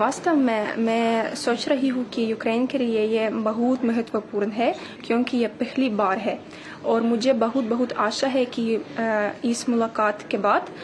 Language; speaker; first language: Hindi; non-native, fluent; Ukrainian